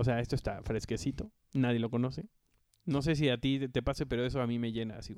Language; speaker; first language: Spanish; native; Spanish